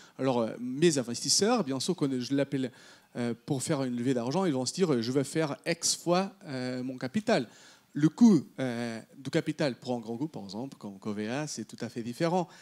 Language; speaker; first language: French; non-native, fluent; Portuguese